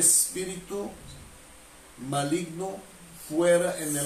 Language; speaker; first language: Spanish; non-native, fluent; Bulgarian